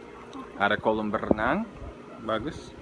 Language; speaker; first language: Indonesian; non-native, fluent; English